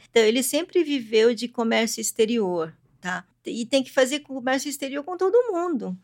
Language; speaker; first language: Portuguese; early bilingual, other home language; Korean